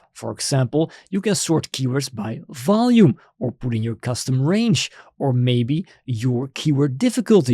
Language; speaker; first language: English; non-native, fluent; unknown